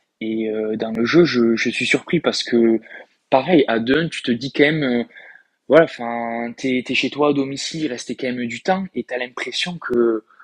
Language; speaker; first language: French; native; French